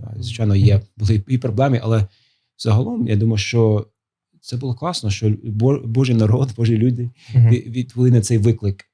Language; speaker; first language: Ukrainian; non-native, fluent; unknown